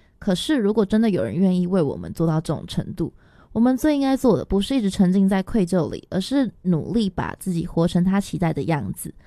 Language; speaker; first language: Chinese; native; Chinese